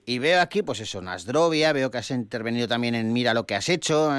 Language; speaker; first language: Spanish; native; Spanish